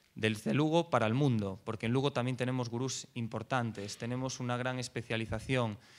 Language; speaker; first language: Spanish; native; Spanish